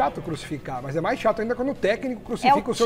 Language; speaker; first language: Portuguese; native; Portuguese